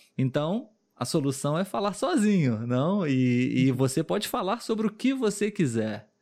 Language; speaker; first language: Portuguese; native; Portuguese